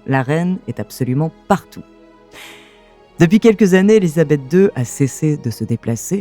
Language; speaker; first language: French; native; French